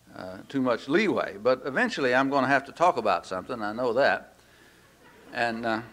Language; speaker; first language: English; native; English